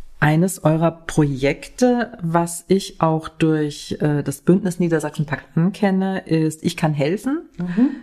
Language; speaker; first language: German; native; German